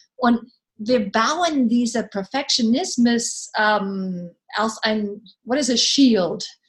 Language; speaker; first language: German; non-native, learner; English